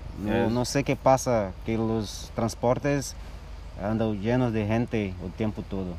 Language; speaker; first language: Portuguese; non-native, learner; Spanish